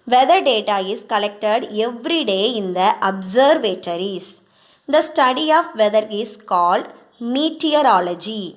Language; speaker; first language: English; non-native, local second language; Tamil